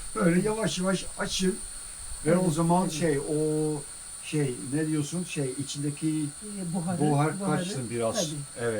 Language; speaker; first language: Turkish; non-native, fluent; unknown